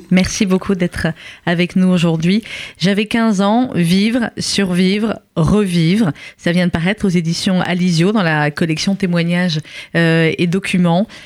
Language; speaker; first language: French; native; French